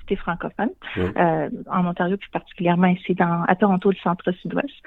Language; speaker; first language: French; native; French